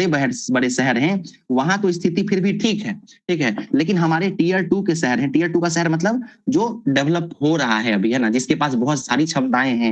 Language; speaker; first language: Hindi; native; Hindi